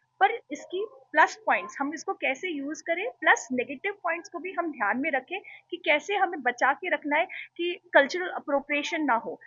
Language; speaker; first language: Hindi; native; Hindi